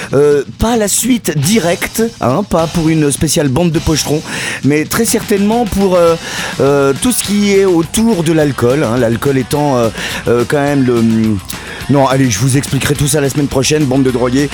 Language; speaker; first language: French; native; French